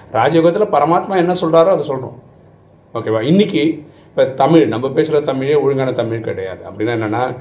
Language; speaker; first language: Tamil; non-native, local second language; Malayalam